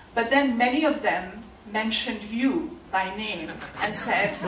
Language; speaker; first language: English; early bilingual, other home language; Urdu